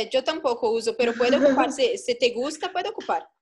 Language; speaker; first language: Spanish; non-native, fluent; Portuguese